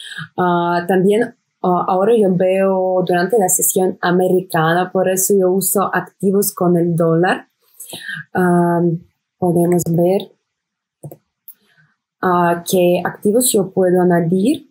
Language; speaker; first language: Spanish; non-native, fluent; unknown